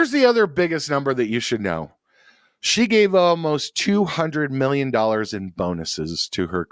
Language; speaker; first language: English; native; English